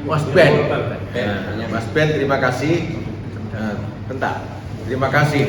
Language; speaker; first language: Indonesian; native; Indonesian